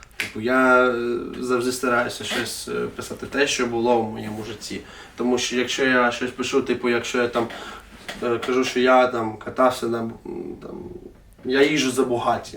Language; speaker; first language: Ukrainian; non-native, local second language; Russian